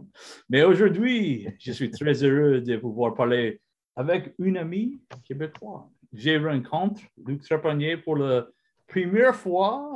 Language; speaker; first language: French; non-native, learner; English